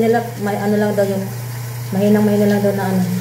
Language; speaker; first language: Filipino; native; Filipino